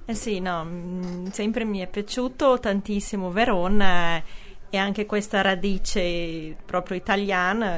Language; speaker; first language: Italian; non-native, learner; Portuguese